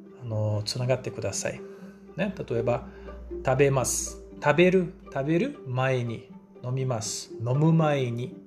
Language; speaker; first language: Japanese; non-native, fluent; Portuguese